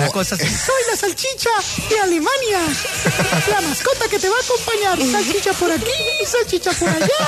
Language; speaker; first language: Spanish; native; Spanish